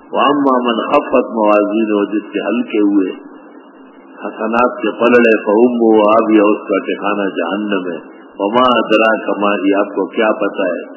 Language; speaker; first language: Urdu; non-native, local second language; Pashto